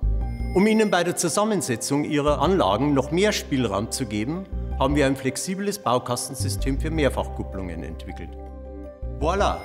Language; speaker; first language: German; native; German